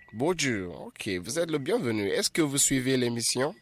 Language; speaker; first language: French; non-native, fluent; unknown